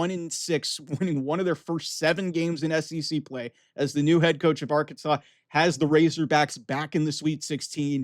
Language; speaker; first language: English; native; English